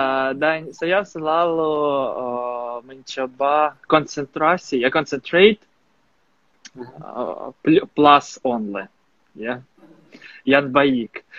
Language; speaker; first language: Indonesian; non-native, fluent; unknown